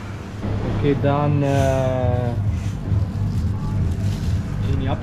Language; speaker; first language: Indonesian; non-native, learner; German